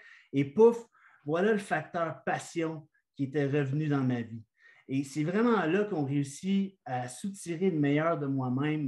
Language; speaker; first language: French; native; French